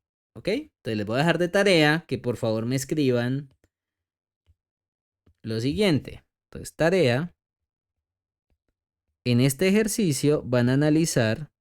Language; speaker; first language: Spanish; native; Spanish